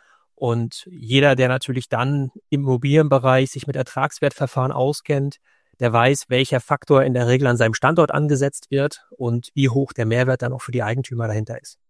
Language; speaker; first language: German; native; German